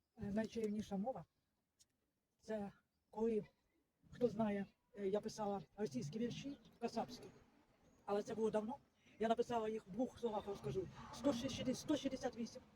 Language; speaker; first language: Ukrainian; non-native, local second language; Russian